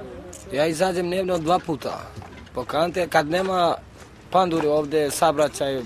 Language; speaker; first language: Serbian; non-native, local second language; Romany